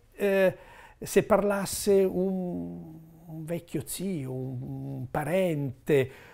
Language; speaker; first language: Italian; native; Italian